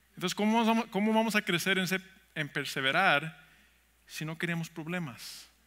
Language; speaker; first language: Spanish; early bilingual, heritage; Spanish